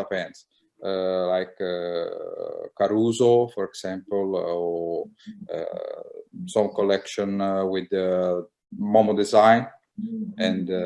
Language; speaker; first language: English; non-native, learner; Italian